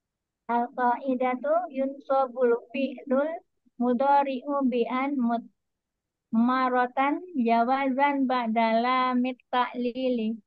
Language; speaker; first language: Arabic; non-native, learner; Indonesian